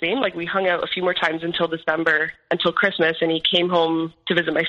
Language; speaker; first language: English; native; English